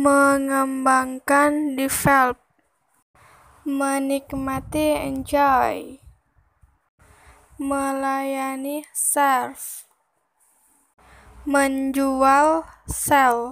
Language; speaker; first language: Indonesian; native; Indonesian